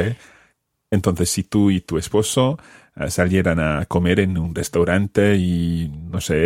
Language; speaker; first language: Spanish; non-native, fluent; English